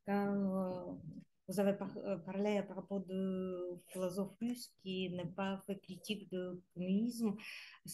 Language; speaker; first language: French; non-native, learner; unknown